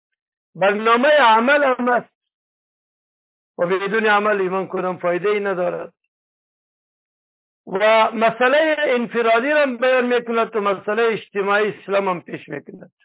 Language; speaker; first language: Persian; native; Persian